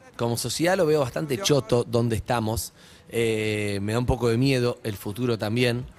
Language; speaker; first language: Spanish; native; Spanish